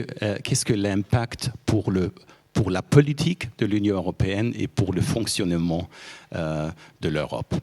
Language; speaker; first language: French; non-native, fluent; German